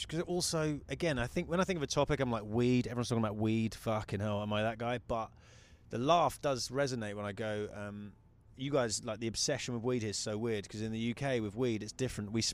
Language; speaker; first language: English; native; English